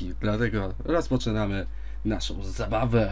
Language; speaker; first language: Polish; native; Polish